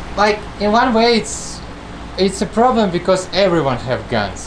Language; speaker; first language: English; non-native, learner; Russian